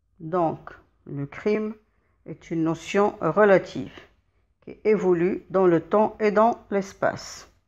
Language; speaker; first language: French; non-native, local second language; Arabic